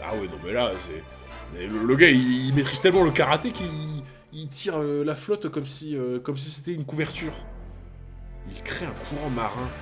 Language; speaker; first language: French; native; French